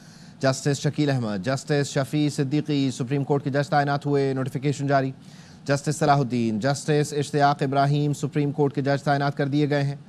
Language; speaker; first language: Urdu; native; Urdu